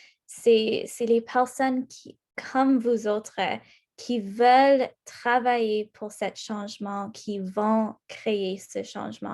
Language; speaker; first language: French; non-native, local second language; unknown